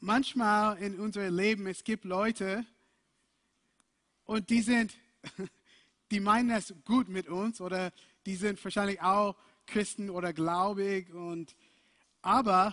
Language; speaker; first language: German; non-native, fluent; English